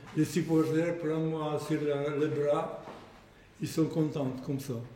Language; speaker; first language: French; non-native, learner; Polish